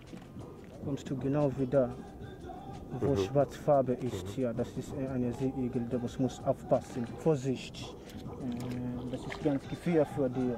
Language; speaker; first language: German; non-native, learner; Swahili